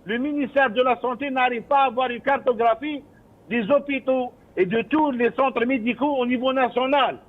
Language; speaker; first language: French; non-native, local second language; Arabic